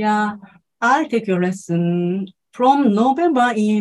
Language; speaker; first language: English; non-native, learner; Japanese